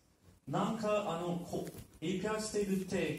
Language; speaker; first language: Japanese; non-native, learner; Turkish